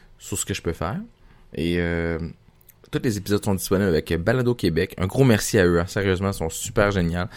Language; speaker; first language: French; native; French